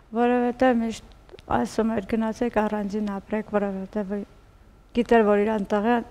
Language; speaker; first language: Armenian; native; Armenian